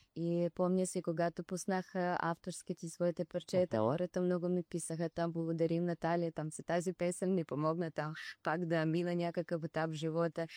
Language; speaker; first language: Bulgarian; early bilingual, heritage; Bulgarian